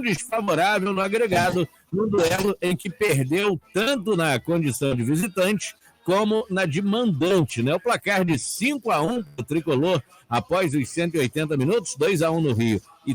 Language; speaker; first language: Portuguese; native; Portuguese